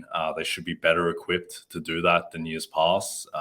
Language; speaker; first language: English; native; English